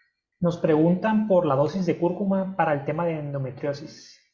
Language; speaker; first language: Spanish; native; Spanish